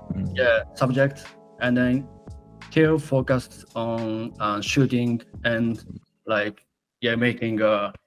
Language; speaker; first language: English; non-native, learner; Japanese